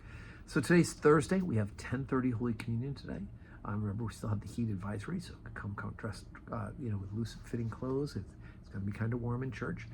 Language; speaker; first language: English; native; English